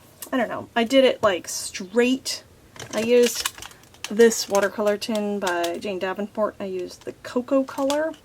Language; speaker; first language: English; native; English